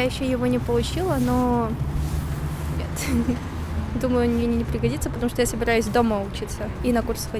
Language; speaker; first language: Russian; native; Russian